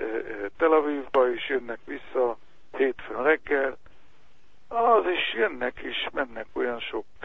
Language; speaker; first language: Hungarian; non-native, learner; Hebrew